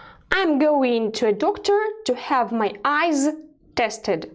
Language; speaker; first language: English; non-native, fluent; Russian